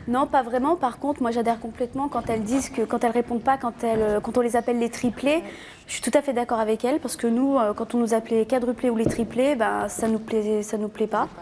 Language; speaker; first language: French; native; French